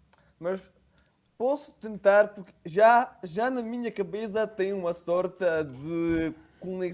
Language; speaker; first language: Portuguese; non-native, fluent; Italian